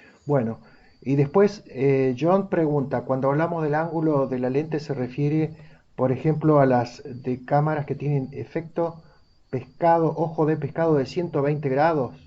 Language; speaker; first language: Spanish; native; Spanish